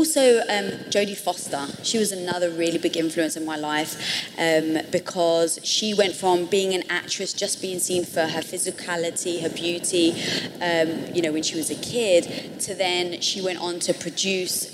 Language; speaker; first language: English; native; English